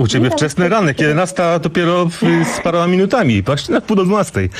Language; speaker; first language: Polish; native; Polish